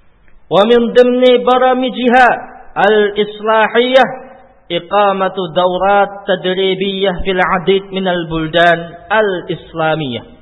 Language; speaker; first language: Arabic; non-native, fluent; Indonesian